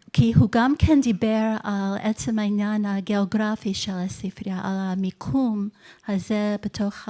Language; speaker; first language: Hebrew; non-native, fluent; English